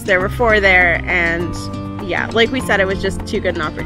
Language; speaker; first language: English; native; English